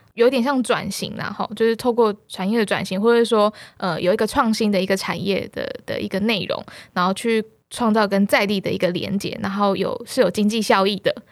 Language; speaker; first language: Chinese; native; Chinese